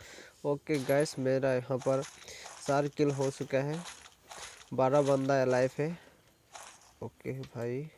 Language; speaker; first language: Hindi; non-native, local second language; Assamese